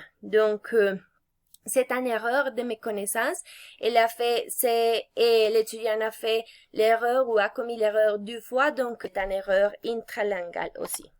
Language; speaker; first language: French; non-native, fluent; Spanish